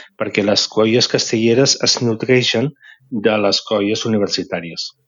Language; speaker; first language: Catalan; native; Catalan